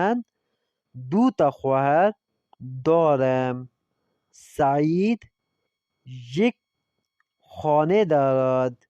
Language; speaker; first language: Persian; non-native, fluent; Urdu